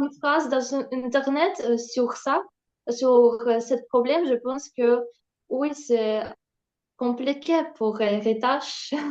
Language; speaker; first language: French; non-native, learner; Ukrainian